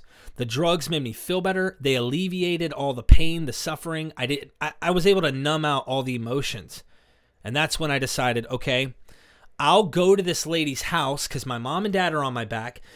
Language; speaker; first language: English; native; English